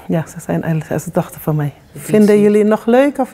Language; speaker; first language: Dutch; non-native, learner; Kabuverdianu